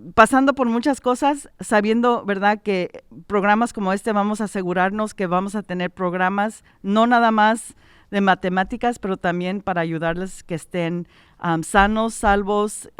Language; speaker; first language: Spanish; early bilingual, heritage; Spanish